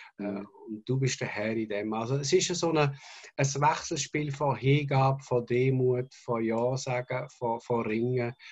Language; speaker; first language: German; native; German